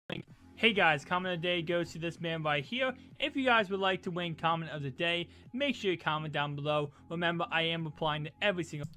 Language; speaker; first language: English; native; English